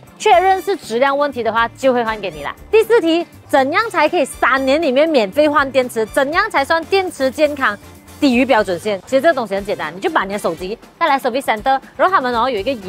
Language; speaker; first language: Chinese; native; Chinese